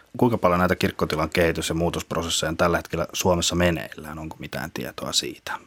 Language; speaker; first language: Finnish; native; Finnish